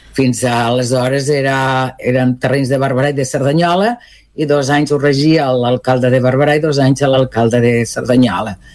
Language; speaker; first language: Catalan; non-native, local second language; Spanish